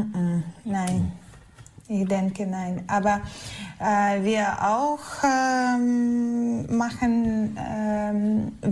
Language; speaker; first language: German; non-native, learner; Ukrainian